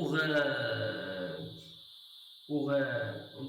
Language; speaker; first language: French; non-native, local second language; Arabic